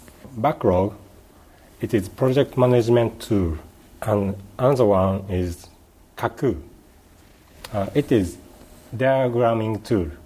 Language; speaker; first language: English; non-native, learner; Japanese